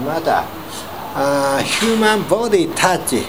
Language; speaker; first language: English; non-native, learner; Japanese